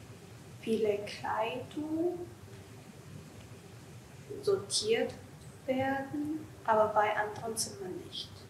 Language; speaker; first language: German; non-native, learner; Japanese